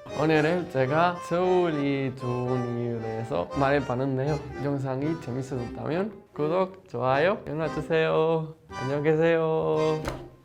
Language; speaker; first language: Korean; non-native, learner; Spanish